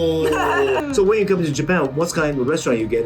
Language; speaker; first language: English; non-native, learner; Japanese